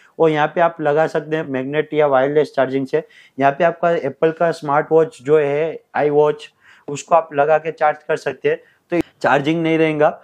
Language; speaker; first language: Hindi; non-native, local second language; Telugu